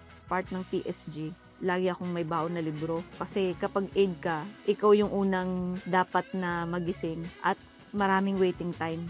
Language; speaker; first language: Filipino; non-native, local second language; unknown